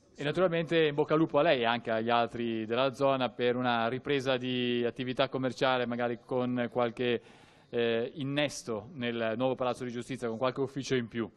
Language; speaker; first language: Italian; native; Italian